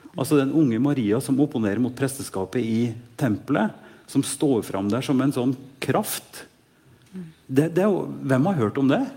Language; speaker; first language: Norwegian; native; Norwegian